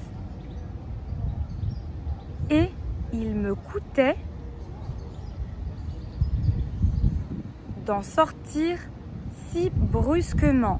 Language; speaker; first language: French; native; French